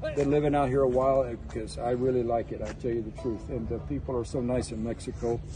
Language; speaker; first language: English; native; English